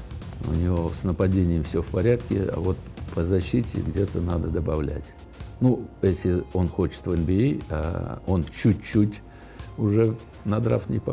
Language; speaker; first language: Russian; native; Russian